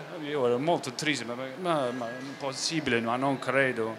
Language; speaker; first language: Italian; non-native, fluent; English